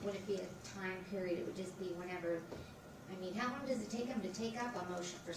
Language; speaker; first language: English; native; English